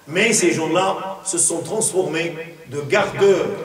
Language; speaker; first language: French; non-native, local second language; Arabic